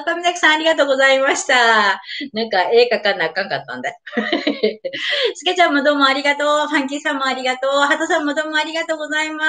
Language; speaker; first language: Japanese; native; Japanese